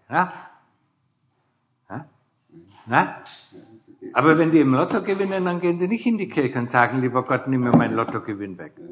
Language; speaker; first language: German; non-native, fluent; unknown